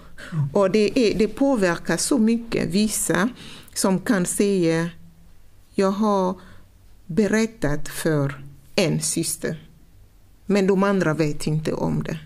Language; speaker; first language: Swedish; non-native, fluent; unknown